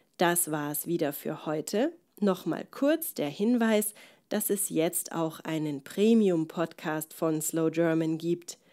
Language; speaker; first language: German; native; German